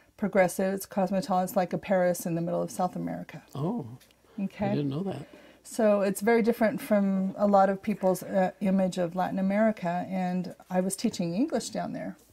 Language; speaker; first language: English; native; English